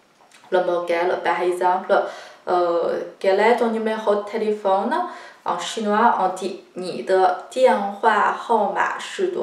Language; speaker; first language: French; non-native, fluent; Chinese